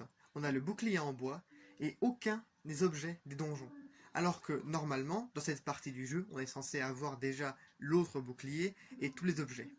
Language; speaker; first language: French; native; French